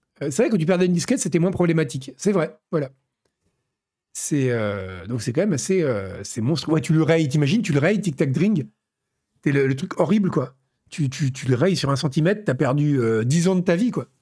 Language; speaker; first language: French; native; French